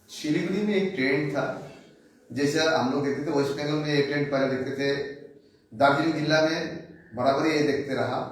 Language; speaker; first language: Hindi; non-native, local second language; Bangla